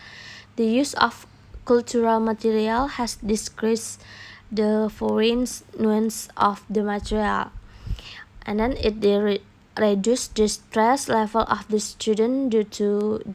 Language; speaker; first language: English; non-native, learner; Indonesian